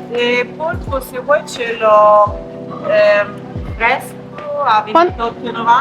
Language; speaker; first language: Italian; native; Italian